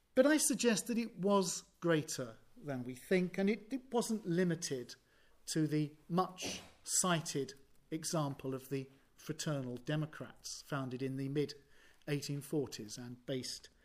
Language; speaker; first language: English; native; English